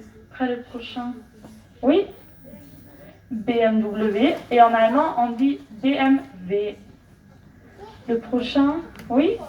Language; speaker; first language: French; non-native, fluent; German